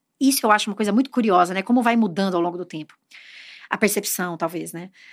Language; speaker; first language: Portuguese; native; Portuguese